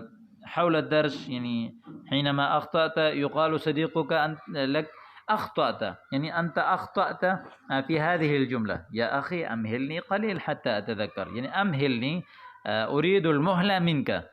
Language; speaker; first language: Arabic; non-native, fluent; Urdu